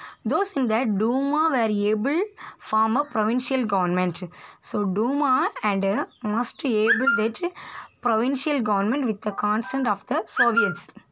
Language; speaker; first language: English; non-native, local second language; Tamil